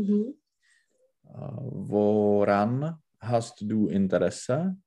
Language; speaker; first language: German; non-native, learner; Czech